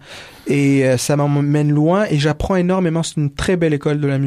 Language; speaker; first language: French; non-native, local second language; Kinyarwanda